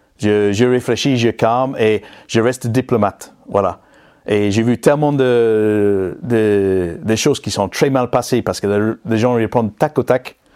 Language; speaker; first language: French; non-native, fluent; English